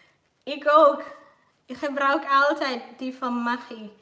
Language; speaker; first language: Dutch; non-native, learner; Swahili